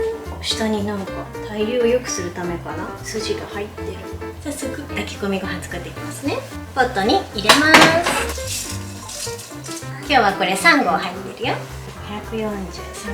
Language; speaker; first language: Japanese; native; Japanese